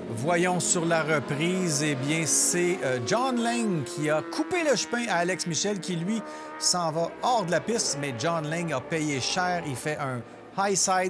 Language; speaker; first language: French; native; French